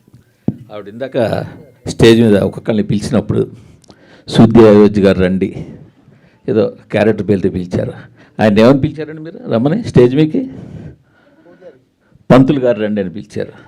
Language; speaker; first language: Telugu; native; Telugu